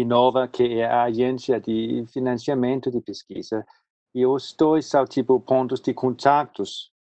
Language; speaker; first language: Portuguese; non-native, fluent; Swedish